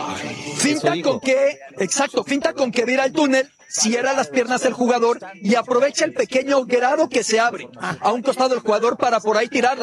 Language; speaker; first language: Spanish; native; Spanish